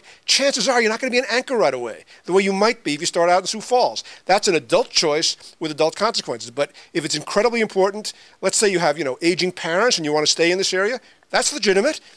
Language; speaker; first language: English; native; English